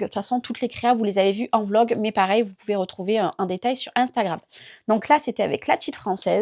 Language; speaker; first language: French; native; French